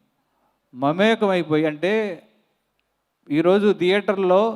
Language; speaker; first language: Telugu; native; Telugu